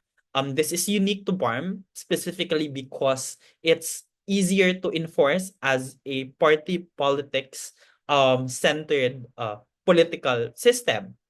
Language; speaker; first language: English; non-native, local second language; Cebuano